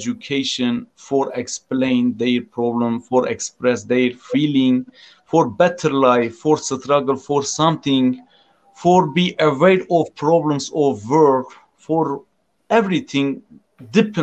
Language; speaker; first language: English; non-native, fluent; Turkish